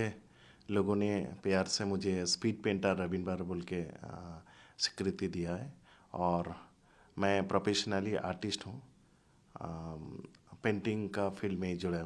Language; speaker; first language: Hindi; non-native, local second language; Assamese